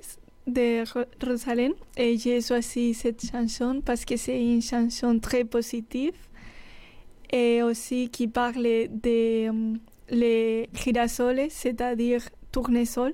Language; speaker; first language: French; non-native, learner; Spanish